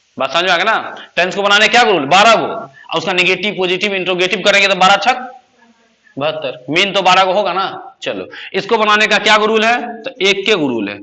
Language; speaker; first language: Hindi; native; Hindi